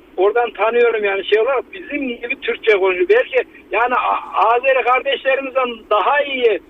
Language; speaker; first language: Turkish; native; Turkish